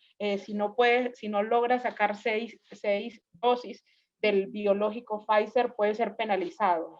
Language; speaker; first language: Spanish; native; Spanish